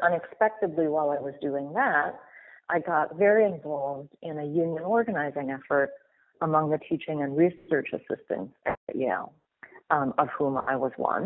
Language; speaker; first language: English; native; English